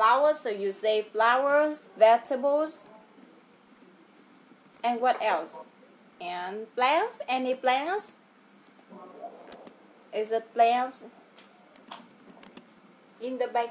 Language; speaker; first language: English; non-native, fluent; Vietnamese